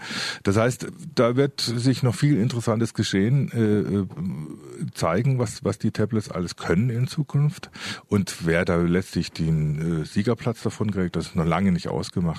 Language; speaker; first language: German; native; German